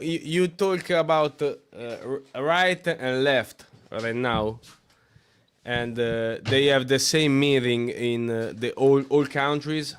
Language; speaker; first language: English; non-native, learner; Italian